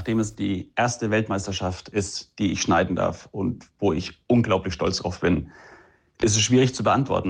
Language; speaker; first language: German; native; German